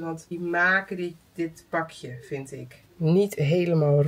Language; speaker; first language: Dutch; native; Dutch